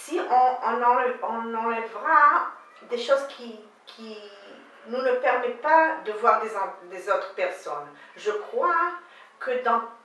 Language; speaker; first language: French; non-native, learner; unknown